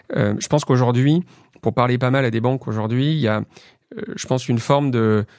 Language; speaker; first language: French; native; French